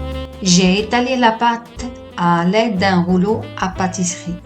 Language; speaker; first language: French; non-native, fluent; Italian